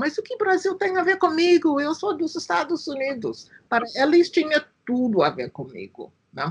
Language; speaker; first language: Portuguese; non-native, fluent; English